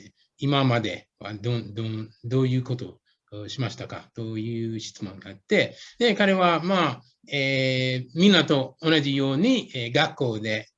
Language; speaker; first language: Japanese; non-native, fluent; English